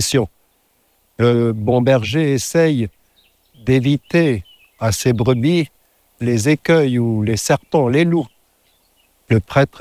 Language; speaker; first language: French; native; French